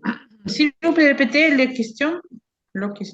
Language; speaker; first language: French; non-native, learner; Ukrainian